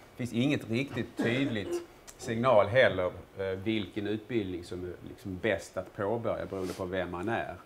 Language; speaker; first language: Swedish; native; Swedish